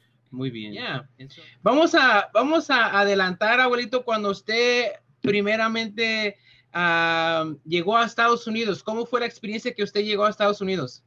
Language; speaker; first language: Spanish; early bilingual, heritage; Spanish